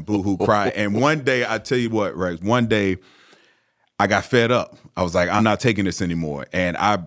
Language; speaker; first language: English; native; English